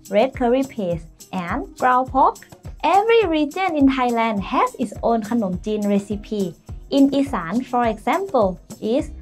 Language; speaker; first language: English; non-native, fluent; Thai